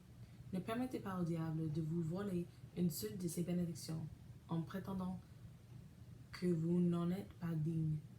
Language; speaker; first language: French; non-native, learner; English